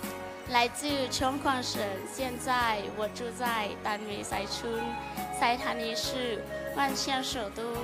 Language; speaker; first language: Chinese; non-native, learner; Lao